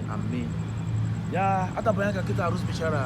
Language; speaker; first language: Indonesian; non-native, fluent; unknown